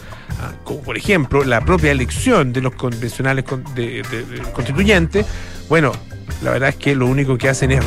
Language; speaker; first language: Spanish; native; Spanish